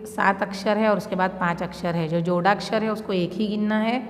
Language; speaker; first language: Urdu; non-native, local second language; Gujarati